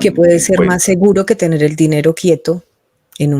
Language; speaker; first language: Spanish; native; Spanish